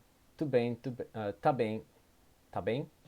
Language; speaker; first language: Portuguese; non-native, learner; English